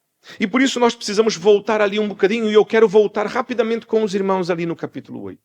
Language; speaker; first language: Portuguese; native; Portuguese